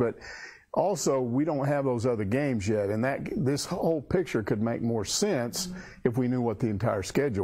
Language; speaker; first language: English; native; English